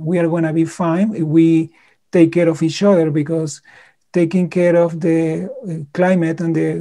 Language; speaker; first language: English; non-native, fluent; Spanish